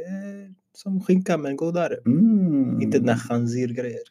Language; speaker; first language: Swedish; early bilingual, other home language; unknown